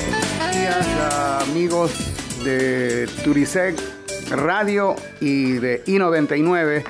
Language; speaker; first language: Spanish; native; Spanish